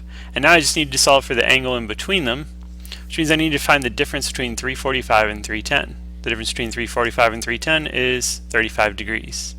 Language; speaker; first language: English; native; English